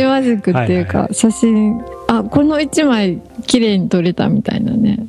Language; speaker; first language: Japanese; native; Japanese